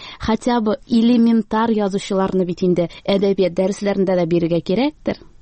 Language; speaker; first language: Tatar; native; Tatar